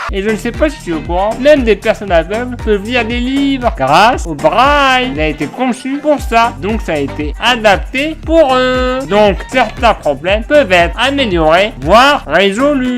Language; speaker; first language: French; native; French